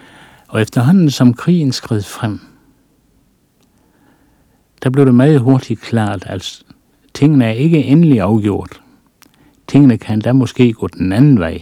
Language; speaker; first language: Danish; native; Danish